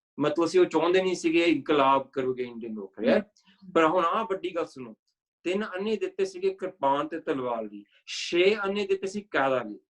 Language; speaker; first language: Punjabi; early bilingual, heritage; Punjabi